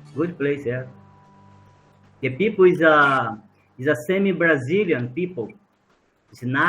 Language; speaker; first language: English; non-native, learner; Portuguese